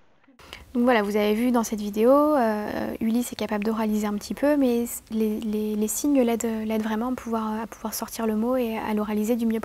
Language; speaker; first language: French; native; French